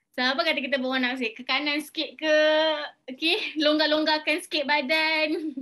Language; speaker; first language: Malay; native; Malay